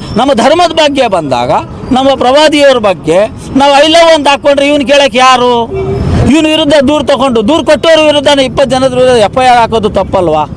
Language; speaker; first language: Kannada; non-native, local second language; Urdu